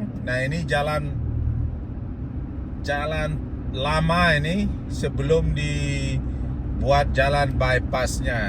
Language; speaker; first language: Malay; non-native, local second language; Balinese